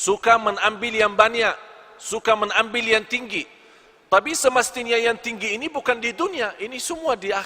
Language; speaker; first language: Indonesian; non-native, fluent; Arabic